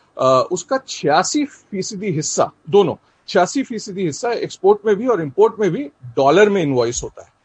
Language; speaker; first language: Hindi; native; Hindi